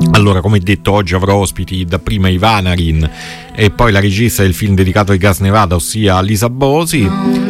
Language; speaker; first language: Italian; native; Italian